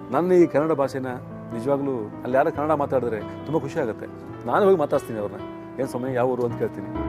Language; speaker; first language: Kannada; native; Kannada